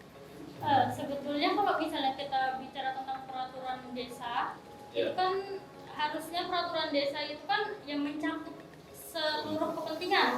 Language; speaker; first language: Indonesian; native; Indonesian